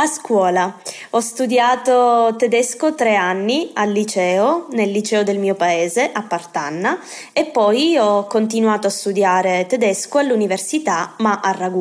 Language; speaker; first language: Italian; native; Italian